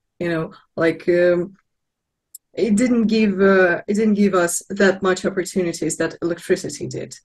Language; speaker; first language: English; non-native, fluent; Russian